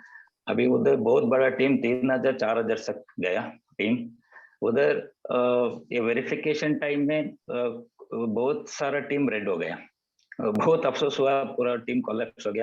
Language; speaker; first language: Hindi; non-native, local second language; Kannada